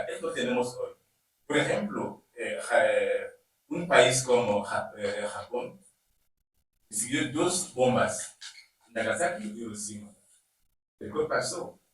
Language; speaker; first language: Spanish; non-native, learner; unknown